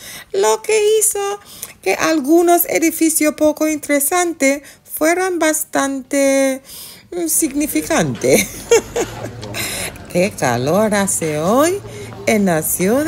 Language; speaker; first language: Spanish; non-native, fluent; English